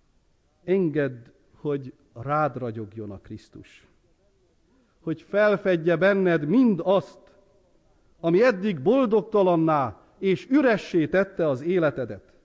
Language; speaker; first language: Hungarian; native; Hungarian